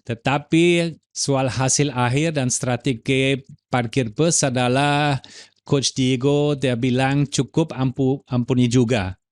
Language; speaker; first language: Indonesian; non-native, fluent; German